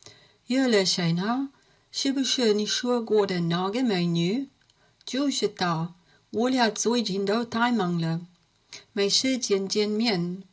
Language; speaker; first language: Chinese; non-native, learner; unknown